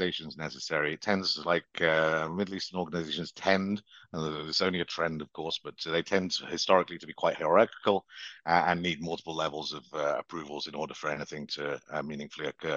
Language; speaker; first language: English; native; English